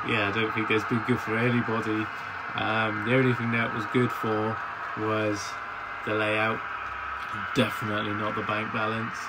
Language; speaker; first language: English; native; English